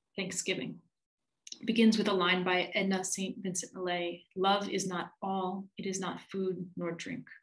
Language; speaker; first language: English; native; English